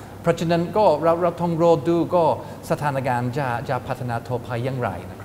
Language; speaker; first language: Thai; non-native, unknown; English